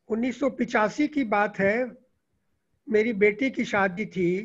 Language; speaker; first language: Hindi; native; Hindi